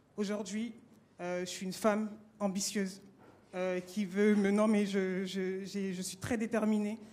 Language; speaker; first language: French; native; French